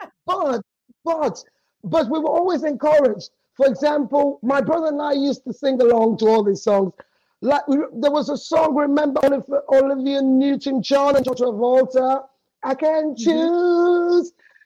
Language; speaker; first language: English; non-native, local second language; Krio